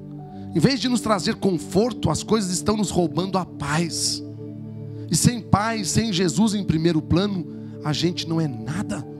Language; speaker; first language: Portuguese; native; Portuguese